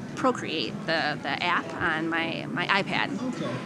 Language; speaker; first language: English; native; English